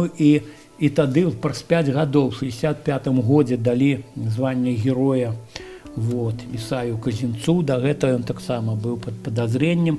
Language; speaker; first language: Belarusian; native; Belarusian